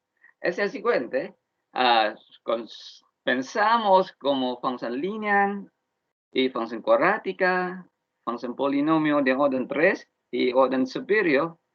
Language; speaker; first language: Spanish; non-native, learner; Vietnamese